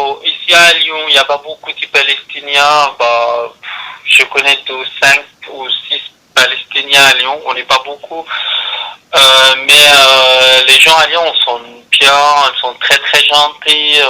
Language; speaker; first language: French; non-native, learner; Arabic